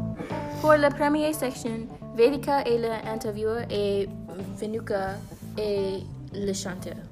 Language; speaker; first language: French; non-native, learner; English